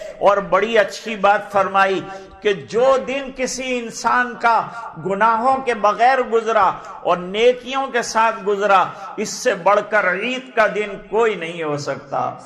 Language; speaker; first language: Urdu; non-native, local second language; Gujarati